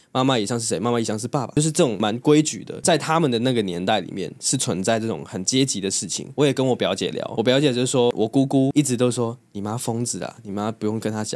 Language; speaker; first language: Chinese; non-native, local second language; Cantonese